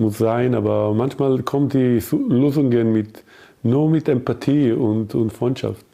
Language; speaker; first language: German; non-native, learner; Hebrew